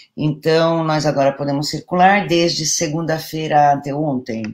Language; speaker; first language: Portuguese; non-native, fluent; Italian